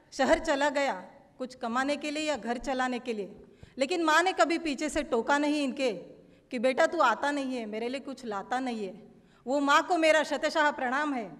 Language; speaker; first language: Hindi; non-native, local second language; Marathi